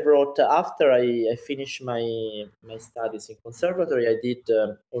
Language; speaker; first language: English; non-native, fluent; Italian